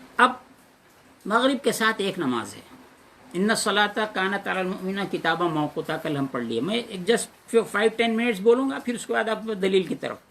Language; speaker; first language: Urdu; native; Urdu